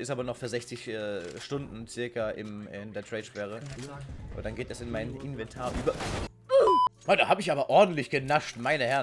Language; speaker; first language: German; native; German